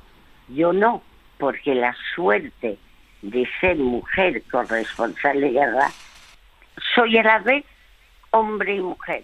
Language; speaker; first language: Spanish; early bilingual, other home language; French